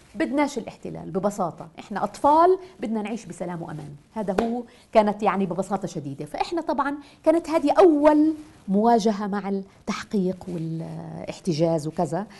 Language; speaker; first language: Arabic; native; Arabic